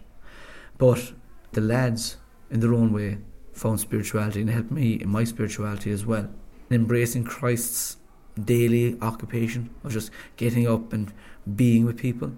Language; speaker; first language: English; native; English